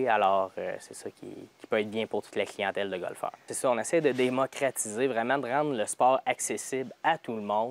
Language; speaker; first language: French; native; French